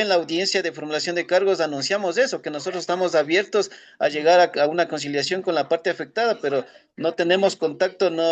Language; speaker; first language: Spanish; native; Spanish